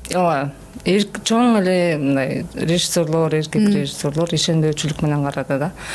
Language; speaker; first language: Kyrgyz; native; Kyrgyz